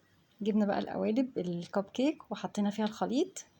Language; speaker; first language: Arabic; native; Arabic